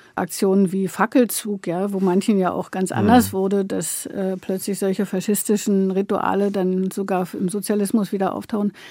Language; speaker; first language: German; native; German